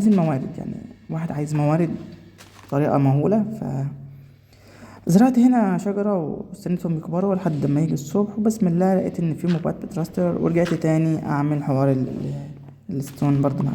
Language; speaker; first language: Arabic; native; Arabic